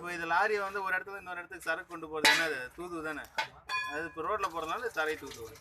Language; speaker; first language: Tamil; native; Tamil